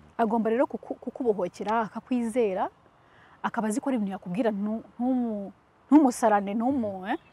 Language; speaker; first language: Kinyarwanda; early bilingual, heritage; Kinyarwanda